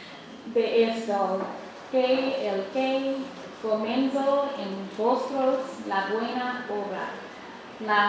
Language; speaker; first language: Spanish; non-native, learner; English